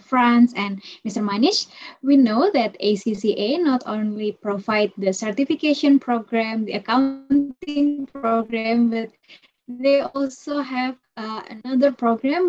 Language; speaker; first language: English; non-native, fluent; Indonesian